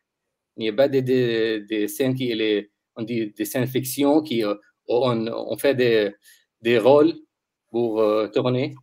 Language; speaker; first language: French; non-native, learner; Arabic